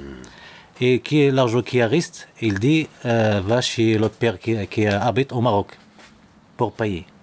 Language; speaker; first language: French; non-native, learner; Arabic